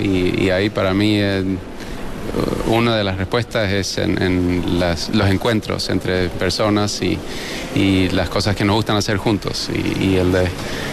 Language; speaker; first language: Spanish; early bilingual, heritage; Spanish